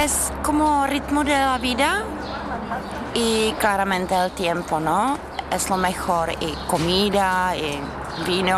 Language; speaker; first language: Spanish; non-native, learner; Czech